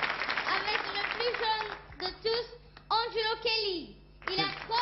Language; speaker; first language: French; non-native, learner; English